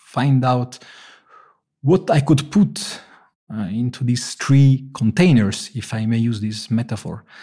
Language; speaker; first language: English; non-native, fluent; Italian